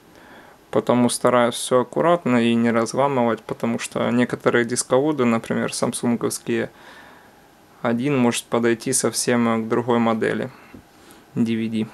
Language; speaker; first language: Russian; non-native, local second language; Ukrainian